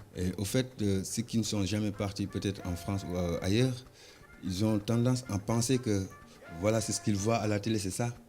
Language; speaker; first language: French; non-native, local second language; Wolof